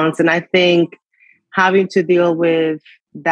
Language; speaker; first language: English; non-native, fluent; Spanish